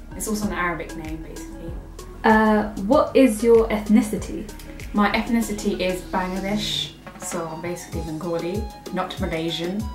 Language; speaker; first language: English; native; English